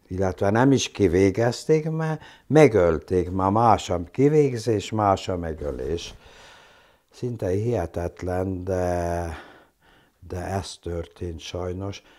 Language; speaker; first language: Hungarian; non-native, local second language; German